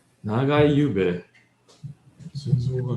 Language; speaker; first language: Japanese; non-native, learner; English